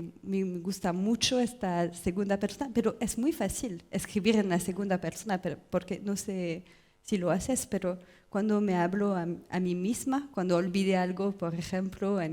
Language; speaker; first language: Spanish; non-native, learner; French